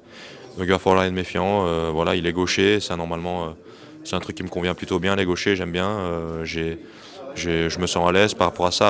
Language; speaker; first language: French; native; French